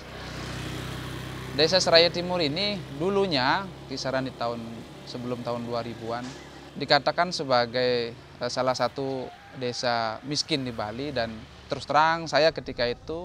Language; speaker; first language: Indonesian; non-native, local second language; Balinese